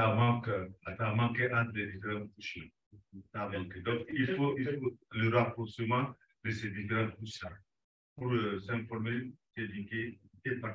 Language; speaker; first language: French; non-native, fluent; English